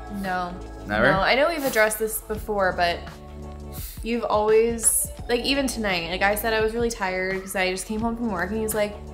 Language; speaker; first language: English; native; English